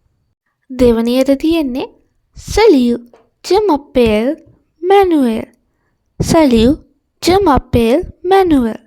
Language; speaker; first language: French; non-native, learner; Sinhala